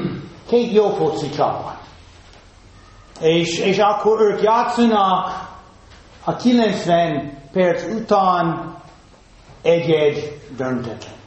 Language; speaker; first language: Hungarian; non-native, fluent; English